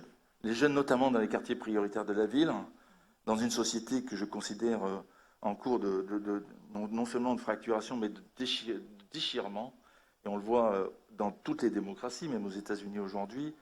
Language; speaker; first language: French; native; French